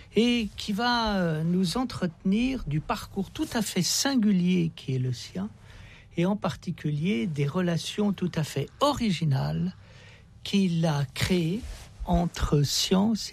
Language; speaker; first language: French; native; French